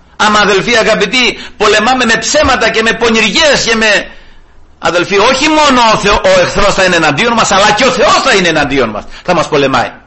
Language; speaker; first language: Greek; early bilingual, heritage; Greek